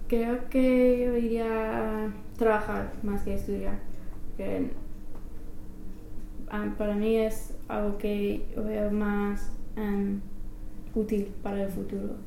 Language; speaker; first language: Spanish; non-native, fluent; English